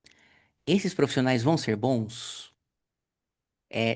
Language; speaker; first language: Portuguese; native; Portuguese